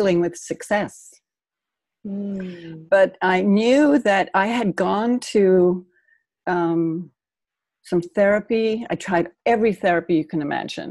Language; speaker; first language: English; native; English